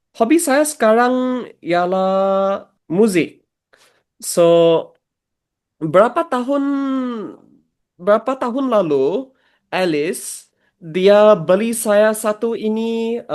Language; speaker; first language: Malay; early bilingual, heritage; Malay